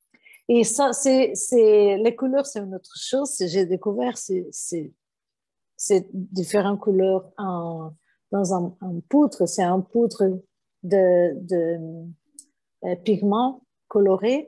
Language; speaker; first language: French; non-native, fluent; Portuguese